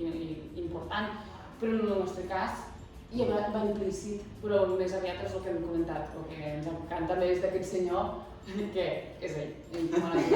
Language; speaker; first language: Catalan; native; Catalan